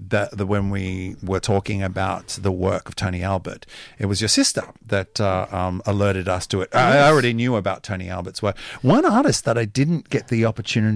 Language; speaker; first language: English; native; English